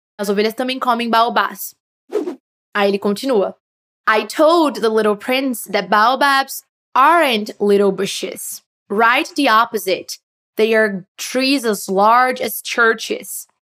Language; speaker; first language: English; non-native, fluent; Portuguese